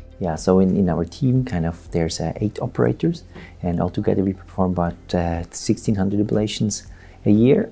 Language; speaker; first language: English; non-native, fluent; Swiss German